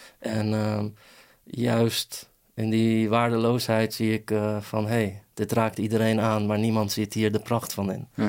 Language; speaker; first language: Dutch; early bilingual, other home language; Persian